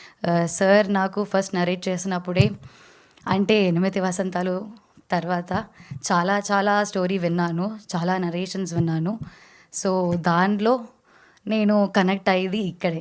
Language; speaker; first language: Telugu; non-native, learner; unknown